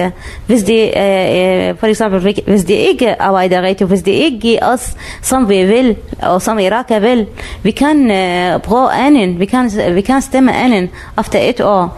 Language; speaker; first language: Danish; non-native, learner; Arabic